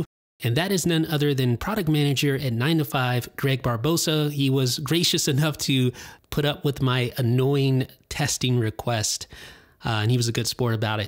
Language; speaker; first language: English; native; English